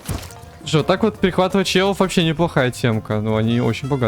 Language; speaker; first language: Russian; native; Russian